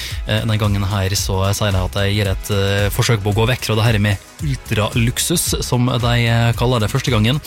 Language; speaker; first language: Norwegian; native; Norwegian